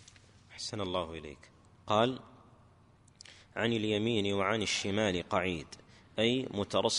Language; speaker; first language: Arabic; native; Arabic